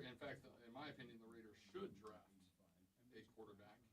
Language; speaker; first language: English; native; English